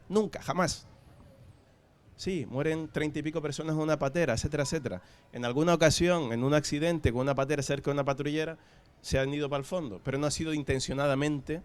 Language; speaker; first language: Spanish; native; Spanish